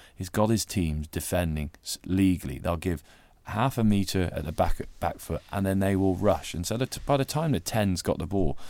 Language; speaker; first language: English; native; English